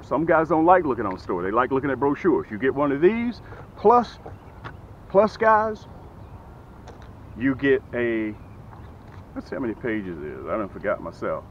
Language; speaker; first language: English; native; English